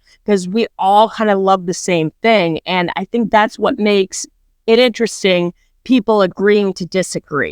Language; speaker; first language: English; native; English